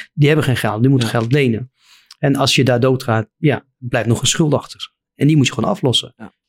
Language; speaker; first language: Dutch; non-native, fluent; Arabic